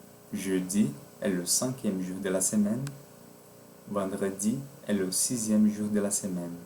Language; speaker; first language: French; non-native, fluent; Portuguese